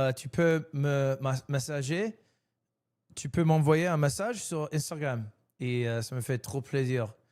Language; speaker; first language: French; early bilingual, heritage; French